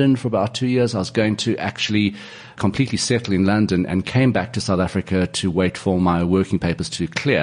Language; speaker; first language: English; native; English